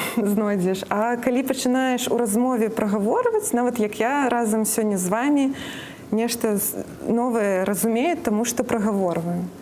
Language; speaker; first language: Belarusian; native; Belarusian